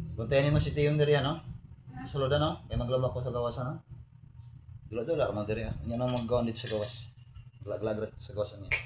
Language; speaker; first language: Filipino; non-native, local second language; Cebuano